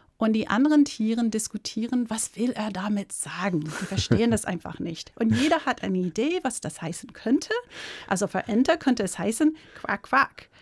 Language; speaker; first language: German; non-native, fluent; English